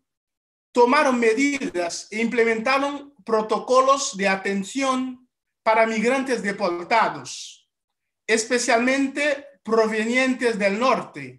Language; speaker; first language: Spanish; non-native, fluent; Haitian Creole